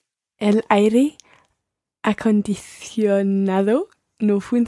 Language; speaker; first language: Spanish; non-native, learner; English